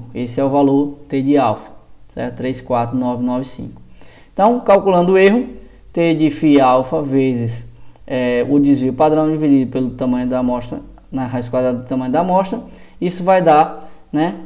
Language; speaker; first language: Portuguese; native; Portuguese